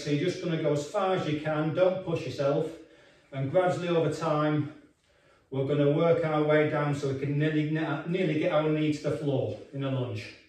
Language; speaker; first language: English; native; English